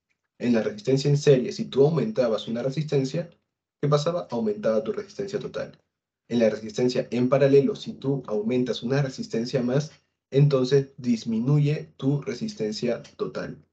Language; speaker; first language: Spanish; native; Spanish